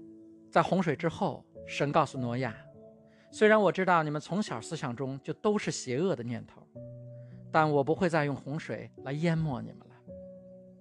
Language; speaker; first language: Chinese; native; Chinese